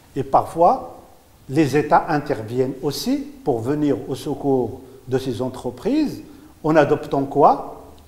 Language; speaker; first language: French; non-native, local second language; Arabic